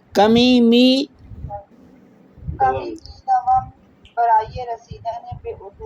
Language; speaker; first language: Persian; non-native, learner; Urdu